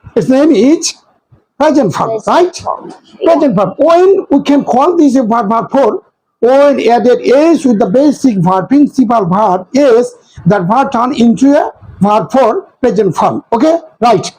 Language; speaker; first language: English; non-native, local second language; Bangla